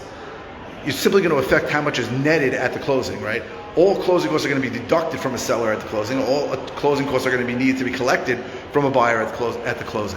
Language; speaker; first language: English; native; English